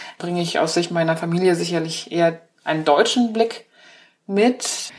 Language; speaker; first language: German; early bilingual, other home language; Chinese